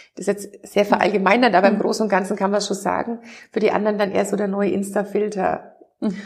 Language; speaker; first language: German; native; German